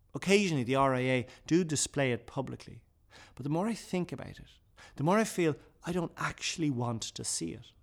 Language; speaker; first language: English; non-native, local second language; Irish